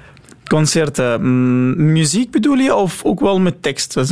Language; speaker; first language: Dutch; non-native, learner; Arabic